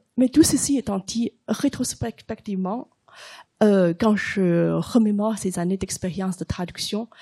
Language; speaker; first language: French; non-native, fluent; Chinese